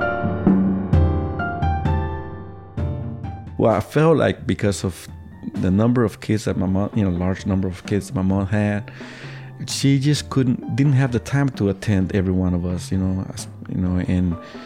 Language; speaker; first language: English; early bilingual, other home language; Spanish